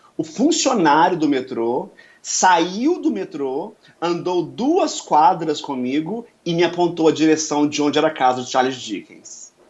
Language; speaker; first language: Portuguese; native; Portuguese